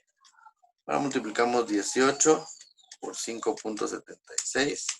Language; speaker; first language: Spanish; native; Spanish